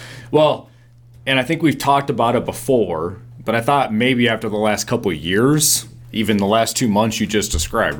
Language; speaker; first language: English; native; English